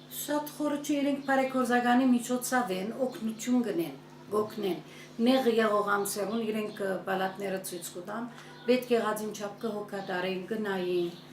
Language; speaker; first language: Armenian; early bilingual, heritage; Armenian